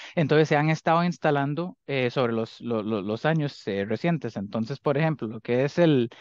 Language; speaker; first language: Spanish; early bilingual, heritage; Spanish